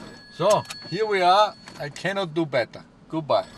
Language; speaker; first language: English; non-native, fluent; German